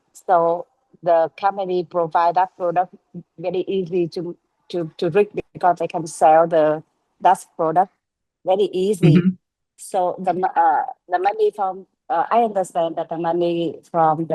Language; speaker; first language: English; non-native, learner; Vietnamese